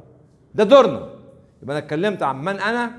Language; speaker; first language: Arabic; native; Arabic